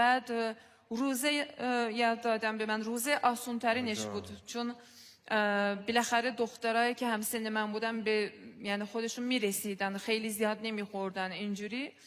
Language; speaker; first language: Persian; non-native, fluent; Azerbaijani